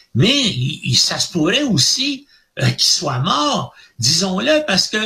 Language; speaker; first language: French; native; French